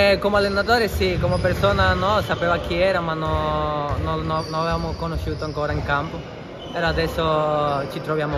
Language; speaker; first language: Italian; non-native, fluent; Spanish